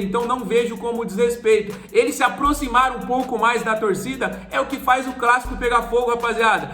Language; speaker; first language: Portuguese; native; Portuguese